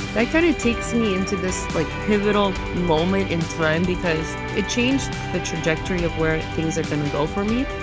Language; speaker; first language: English; early bilingual, other home language; Russian